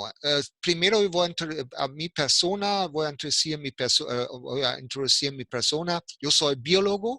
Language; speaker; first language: Spanish; non-native, fluent; German